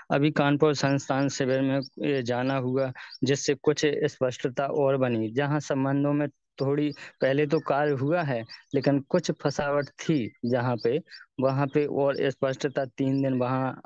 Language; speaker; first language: Hindi; native; Hindi